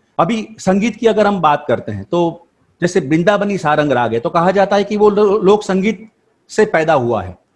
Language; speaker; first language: Hindi; non-native, local second language; Gujarati